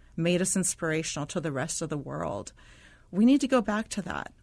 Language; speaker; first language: English; non-native, fluent; Arabic